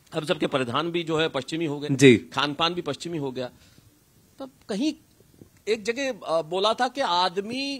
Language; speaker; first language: Hindi; native; Hindi